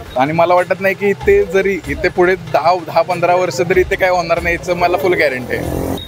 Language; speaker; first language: Marathi; native; Marathi